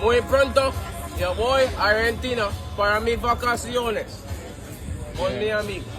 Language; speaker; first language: Spanish; non-native, learner; English